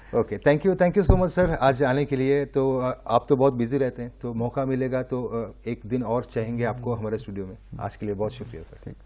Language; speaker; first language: Hindi; non-native, local second language; Bangla